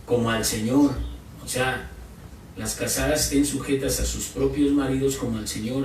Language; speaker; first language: Spanish; native; Spanish